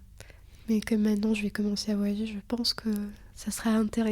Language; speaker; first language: French; early bilingual, other home language; Lithuanian